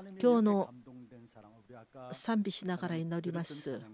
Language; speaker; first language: Japanese; non-native, fluent; Korean